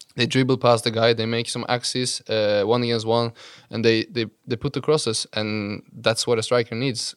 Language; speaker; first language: English; non-native, fluent; Norwegian